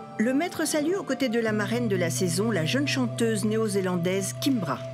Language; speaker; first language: French; native; French